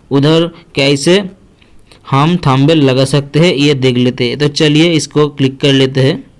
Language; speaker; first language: Hindi; non-native, local second language; Bangla